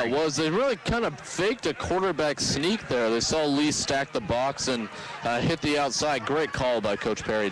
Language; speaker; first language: English; native; English